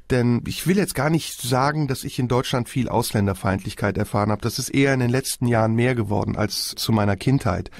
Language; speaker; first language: German; early bilingual, other home language; Turkish